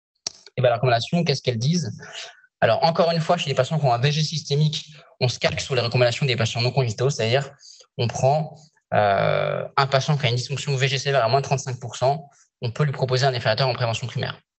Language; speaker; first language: French; native; French